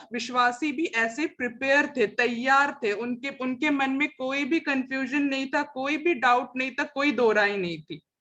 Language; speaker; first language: Hindi; non-native, local second language; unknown